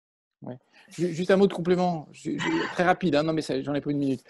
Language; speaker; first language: French; native; French